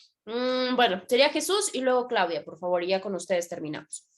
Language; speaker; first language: Spanish; native; Spanish